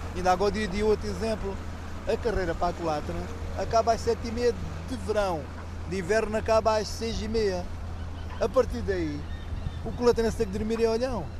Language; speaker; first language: Portuguese; native; Portuguese